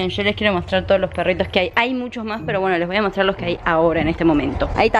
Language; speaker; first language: Spanish; native; Spanish